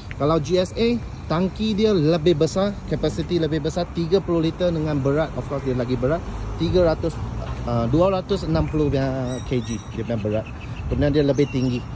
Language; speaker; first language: Malay; non-native, local second language; Chinese